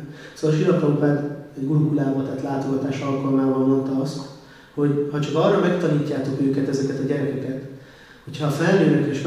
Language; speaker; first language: Hungarian; native; Hungarian